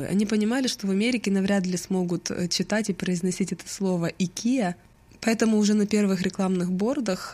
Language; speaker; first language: Russian; native; Russian